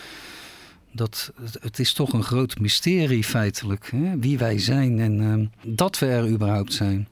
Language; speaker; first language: Dutch; native; Dutch